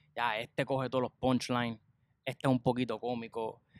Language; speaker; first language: Spanish; native; Spanish